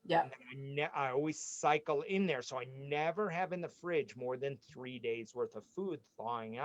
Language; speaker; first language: English; native; English